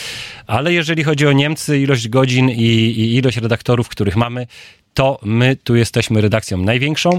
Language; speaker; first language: Polish; native; Polish